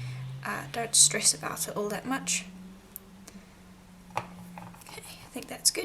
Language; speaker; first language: English; native; English